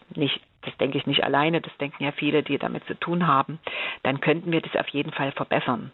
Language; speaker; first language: German; native; German